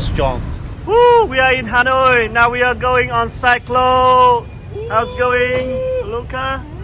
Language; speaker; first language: English; non-native, fluent; Vietnamese